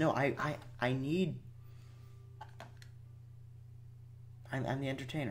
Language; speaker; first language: English; native; English